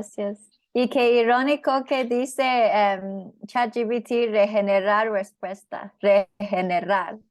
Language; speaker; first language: Spanish; non-native, fluent; English